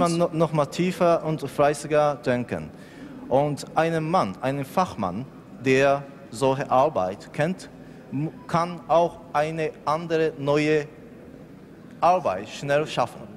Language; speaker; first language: German; non-native, learner; Japanese